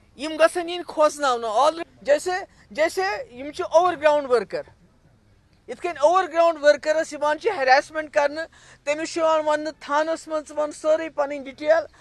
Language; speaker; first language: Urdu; non-native, local second language; Kashmiri